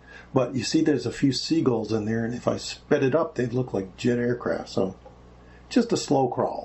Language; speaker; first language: English; native; English